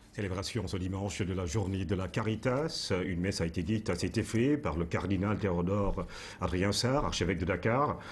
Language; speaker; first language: French; non-native, local second language; Wolof